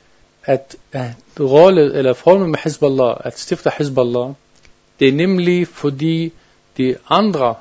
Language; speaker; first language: Danish; non-native, learner; Arabic